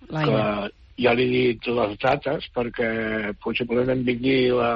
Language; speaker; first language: Catalan; native; Catalan